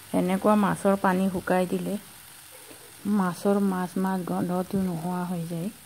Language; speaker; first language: Assamese; non-native, local second language; Bodo